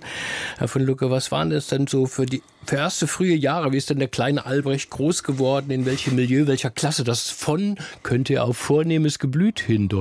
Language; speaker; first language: German; native; German